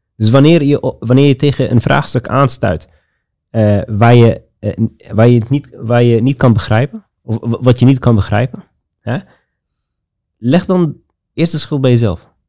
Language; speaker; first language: Dutch; early bilingual, other home language; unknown